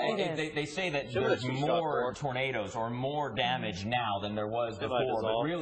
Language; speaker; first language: English; native; English